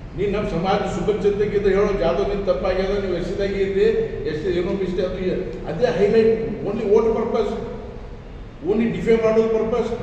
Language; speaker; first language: Kannada; non-native, local second language; Lambadi